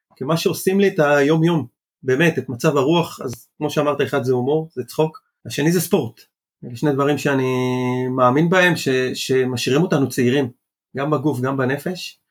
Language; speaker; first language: Hebrew; early bilingual, other home language; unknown